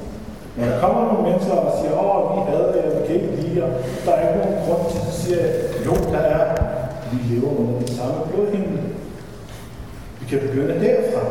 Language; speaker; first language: Danish; non-native, fluent; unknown